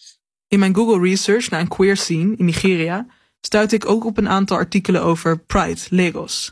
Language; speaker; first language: Dutch; native; Dutch